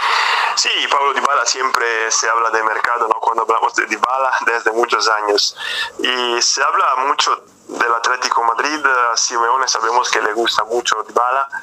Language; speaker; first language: Spanish; non-native, fluent; Italian